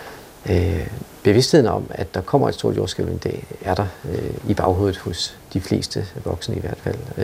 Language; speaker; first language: Danish; native; Danish